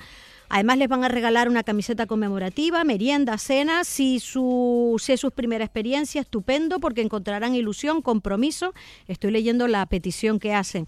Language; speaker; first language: Spanish; native; Spanish